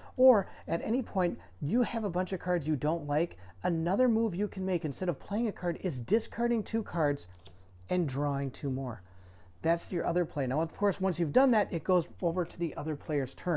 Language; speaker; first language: English; native; English